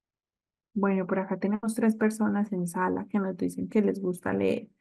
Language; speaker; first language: Spanish; native; Spanish